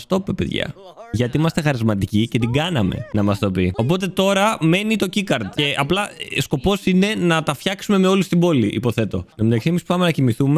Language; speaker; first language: Greek; native; Greek